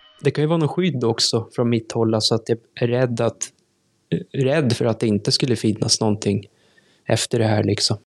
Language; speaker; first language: Swedish; native; Swedish